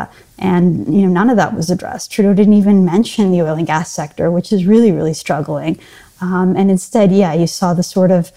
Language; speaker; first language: English; native; English